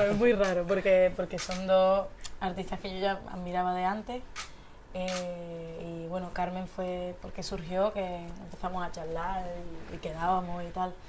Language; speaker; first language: Spanish; native; Spanish